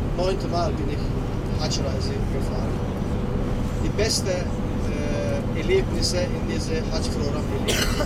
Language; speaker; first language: German; non-native, learner; Turkish